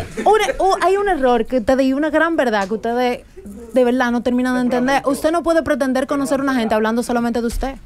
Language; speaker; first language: Spanish; native; Spanish